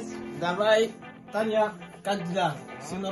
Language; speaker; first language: Russian; non-native, learner; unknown